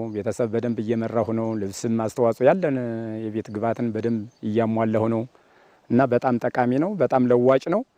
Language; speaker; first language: Amharic; native; Amharic